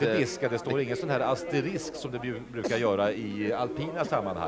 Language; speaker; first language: Swedish; native; Swedish